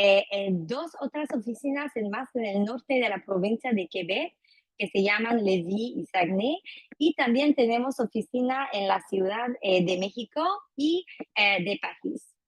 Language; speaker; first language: Spanish; non-native, fluent; French